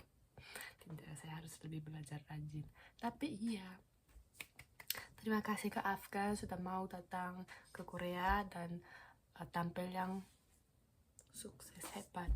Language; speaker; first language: Indonesian; non-native, fluent; Korean